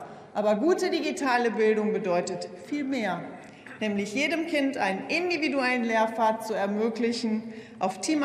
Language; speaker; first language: German; native; German